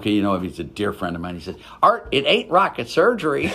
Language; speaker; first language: English; native; English